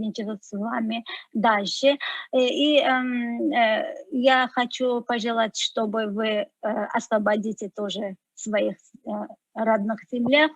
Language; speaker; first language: Russian; non-native, fluent; Azerbaijani